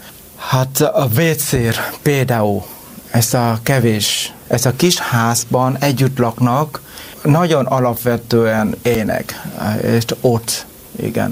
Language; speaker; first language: Hungarian; non-native, learner; Vietnamese